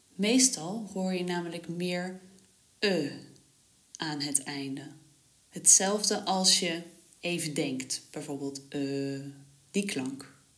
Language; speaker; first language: Dutch; native; Dutch